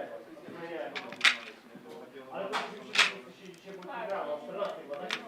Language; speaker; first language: Polish; native; Polish